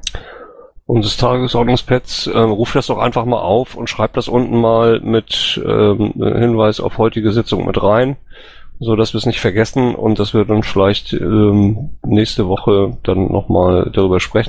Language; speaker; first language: German; native; German